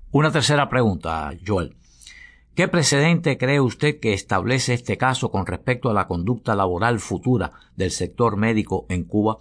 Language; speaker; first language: Spanish; native; Spanish